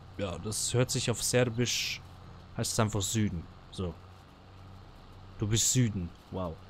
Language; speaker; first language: German; early bilingual, other home language; Serbian